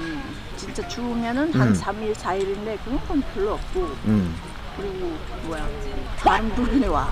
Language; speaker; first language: Korean; non-native, fluent; Filipino